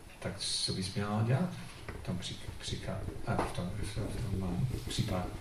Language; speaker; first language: Czech; non-native, fluent; English